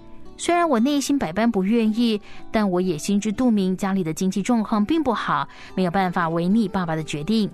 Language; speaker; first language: Chinese; native; Chinese